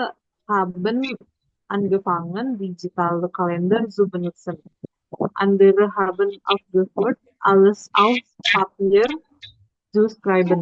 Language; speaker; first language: German; non-native, learner; Indonesian